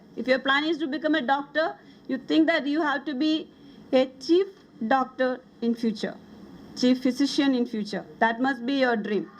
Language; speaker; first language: English; non-native, local second language; Malayalam